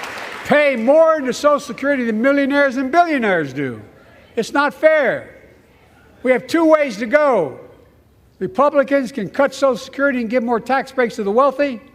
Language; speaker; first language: English; native; English